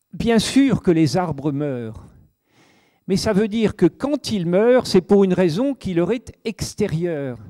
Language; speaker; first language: French; native; French